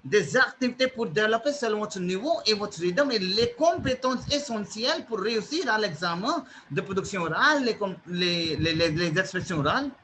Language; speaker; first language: French; non-native, fluent; Hindi